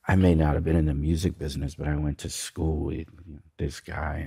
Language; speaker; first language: English; native; English